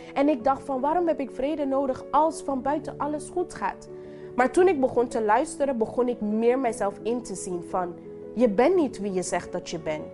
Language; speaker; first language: Dutch; non-native, local second language; English